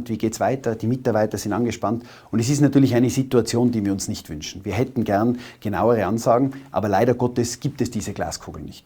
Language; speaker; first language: German; native; German